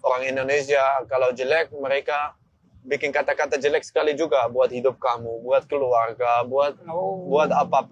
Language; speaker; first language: Indonesian; non-native, learner; Dutch